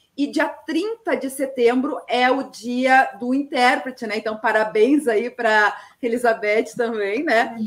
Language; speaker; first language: Portuguese; native; Portuguese